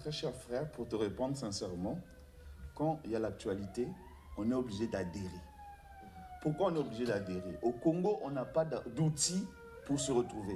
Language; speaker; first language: French; non-native, local second language; Lingala